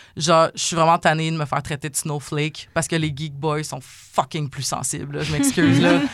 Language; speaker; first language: French; native; French